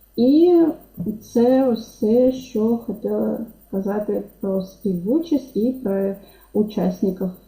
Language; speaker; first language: Ukrainian; non-native, local second language; Russian